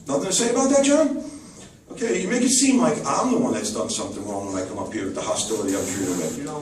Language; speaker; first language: English; native; English